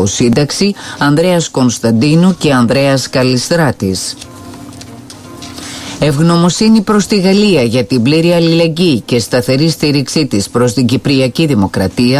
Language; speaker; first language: Greek; native; Greek